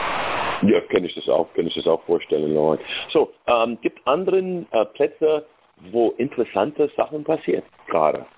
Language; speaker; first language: German; non-native, learner; English